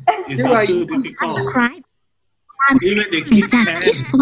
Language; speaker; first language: English; non-native, learner; Thai